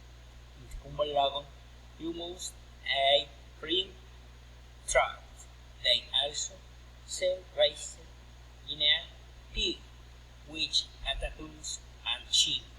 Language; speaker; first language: English; non-native, learner; Spanish